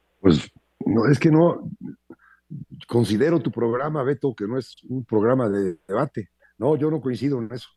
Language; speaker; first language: Spanish; native; Spanish